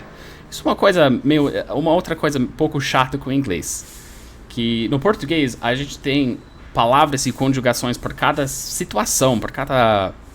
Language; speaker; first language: Portuguese; non-native, fluent; English